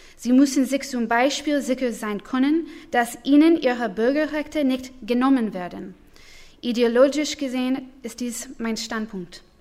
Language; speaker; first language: German; non-native, learner; English